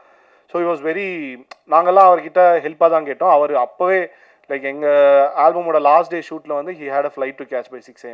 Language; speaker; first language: Tamil; native; Tamil